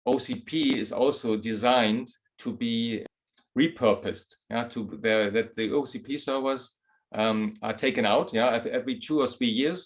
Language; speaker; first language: English; non-native, fluent; German